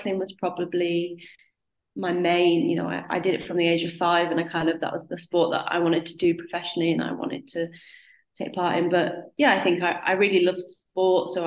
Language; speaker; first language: English; native; English